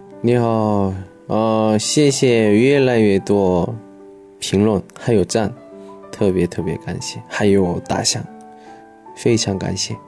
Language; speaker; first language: Chinese; non-native, learner; Korean